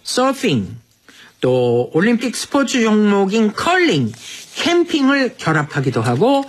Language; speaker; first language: Korean; native; Korean